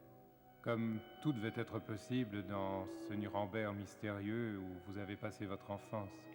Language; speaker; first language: French; native; French